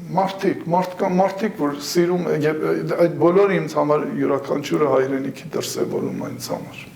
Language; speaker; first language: Armenian; early bilingual, heritage; Armenian